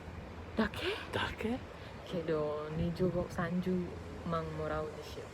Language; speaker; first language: Japanese; non-native, learner; Indonesian